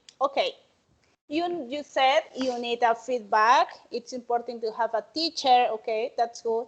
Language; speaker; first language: English; non-native, learner; Spanish